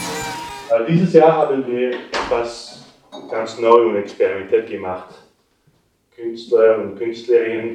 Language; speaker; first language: German; non-native, local second language; Italian